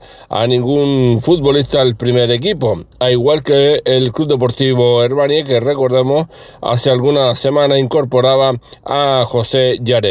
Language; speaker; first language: Spanish; native; Spanish